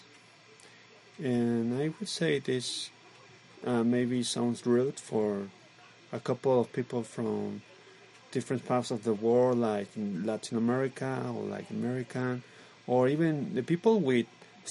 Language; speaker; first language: English; non-native, learner; Spanish